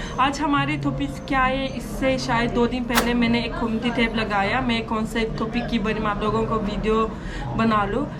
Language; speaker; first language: Urdu; non-native, fluent; Turkish